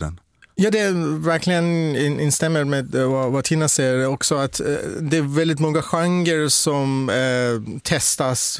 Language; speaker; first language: Swedish; non-native, fluent; Persian